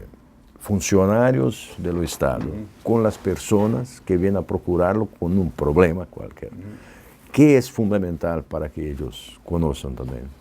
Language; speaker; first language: Spanish; non-native, fluent; Portuguese